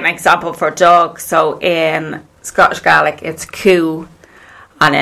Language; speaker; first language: English; native; English